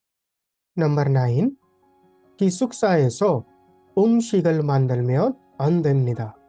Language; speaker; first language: Korean; non-native, fluent; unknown